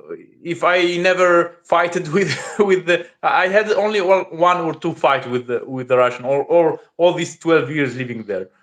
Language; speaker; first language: English; non-native, learner; Russian